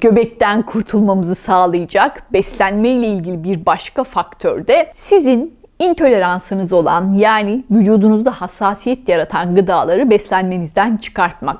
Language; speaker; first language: Turkish; native; Turkish